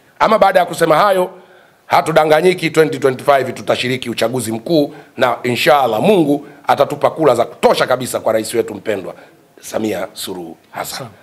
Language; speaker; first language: Swahili; native; Swahili